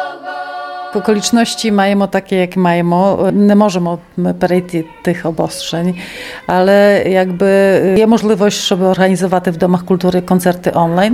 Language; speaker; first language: Polish; non-native, local second language; Ukrainian